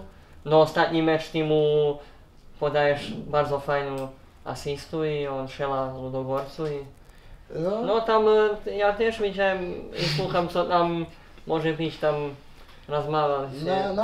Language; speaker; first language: Polish; non-native, learner; Serbian